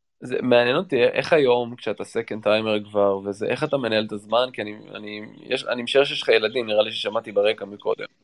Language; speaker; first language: Hebrew; native; Hebrew